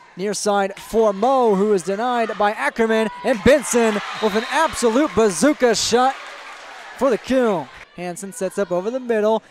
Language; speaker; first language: English; native; English